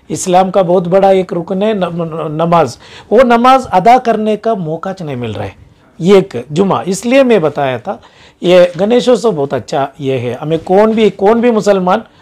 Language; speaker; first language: Hindi; non-native, local second language; Urdu